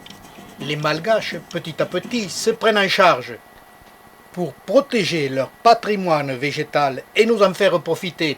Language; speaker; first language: French; native; French